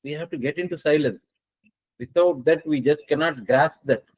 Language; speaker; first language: English; non-native, local second language; Telugu